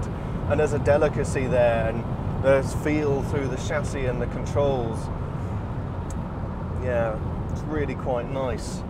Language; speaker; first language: English; native; English